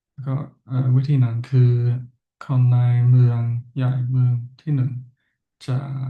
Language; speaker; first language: Thai; non-native, learner; English